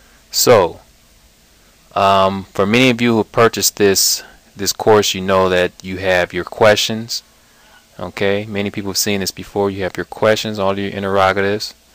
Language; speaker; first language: English; native; English